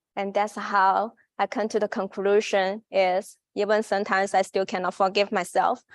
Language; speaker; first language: English; non-native, fluent; Chinese